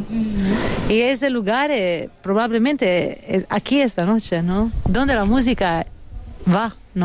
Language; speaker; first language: Spanish; non-native, fluent; Italian